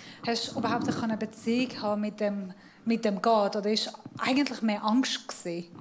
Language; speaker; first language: German; non-native, fluent; Persian